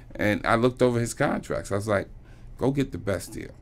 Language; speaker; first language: English; native; English